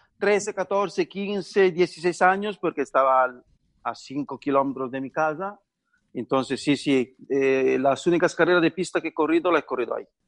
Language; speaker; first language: Spanish; non-native, fluent; Italian